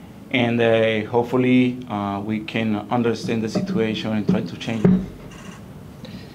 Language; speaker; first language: English; non-native, fluent; Spanish